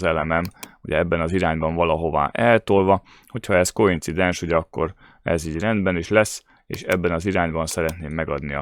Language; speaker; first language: Hungarian; native; Hungarian